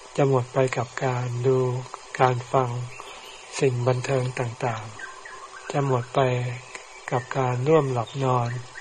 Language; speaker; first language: Thai; native; Thai